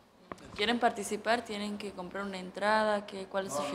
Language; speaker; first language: Spanish; native; Spanish